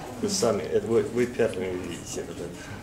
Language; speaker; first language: Russian; non-native, fluent; Norwegian